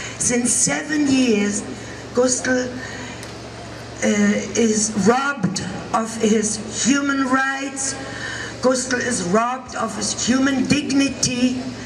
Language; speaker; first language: English; non-native, fluent; German